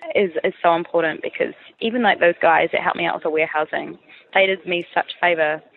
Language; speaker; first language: English; native; English